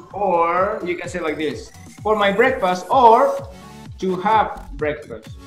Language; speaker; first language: English; non-native, fluent; Spanish